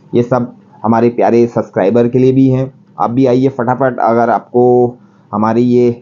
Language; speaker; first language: Hindi; non-native, local second language; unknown